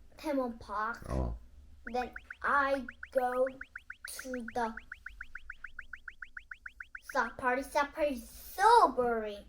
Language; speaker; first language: English; non-native, learner; Korean